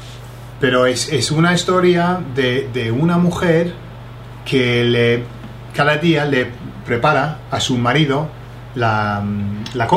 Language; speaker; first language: Spanish; non-native, fluent; English